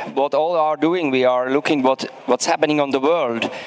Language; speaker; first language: English; non-native, fluent; German